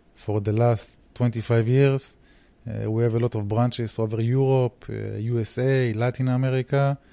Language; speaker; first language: English; early bilingual, heritage; Hebrew